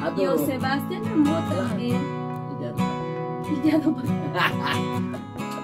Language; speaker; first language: Portuguese; non-native, fluent; Spanish